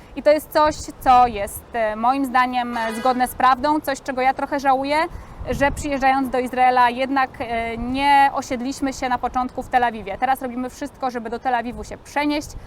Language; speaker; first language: Polish; native; Polish